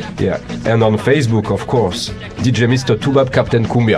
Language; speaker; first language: English; non-native, learner; French